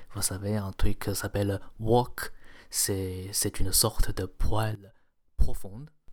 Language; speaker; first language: French; non-native, fluent; Chinese